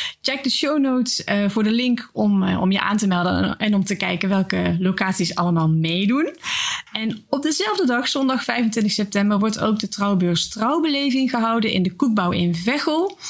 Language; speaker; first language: Dutch; native; Dutch